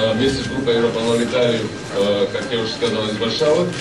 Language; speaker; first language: Russian; non-native, local second language; Georgian